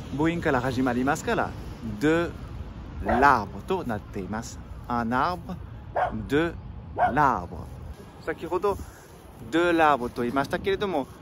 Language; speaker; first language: Japanese; non-native, fluent; French